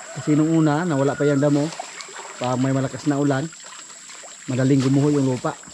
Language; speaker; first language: Filipino; non-native, local second language; Cebuano